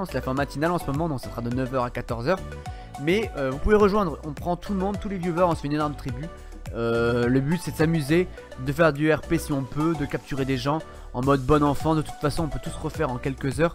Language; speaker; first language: French; native; French